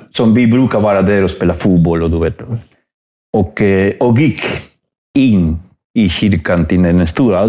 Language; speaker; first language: Swedish; non-native, fluent; Spanish